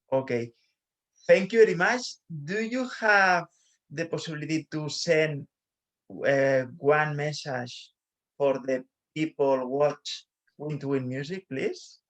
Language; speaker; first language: English; non-native, learner; Spanish